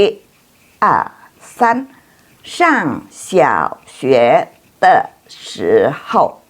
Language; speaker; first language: Chinese; non-native, fluent; Indonesian